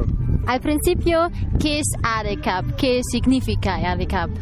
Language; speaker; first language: Spanish; non-native, learner; German